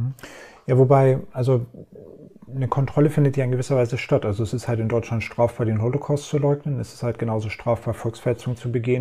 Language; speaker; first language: German; native; German